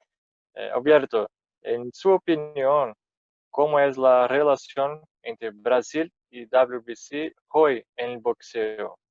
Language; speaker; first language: Spanish; non-native, fluent; Portuguese